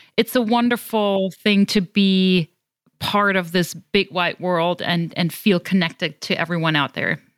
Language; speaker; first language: English; non-native, fluent; German